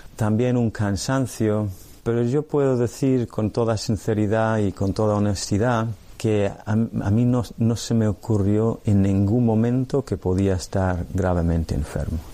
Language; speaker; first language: Spanish; non-native, fluent; English